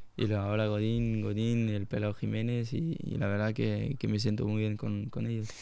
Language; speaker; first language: Spanish; non-native, fluent; French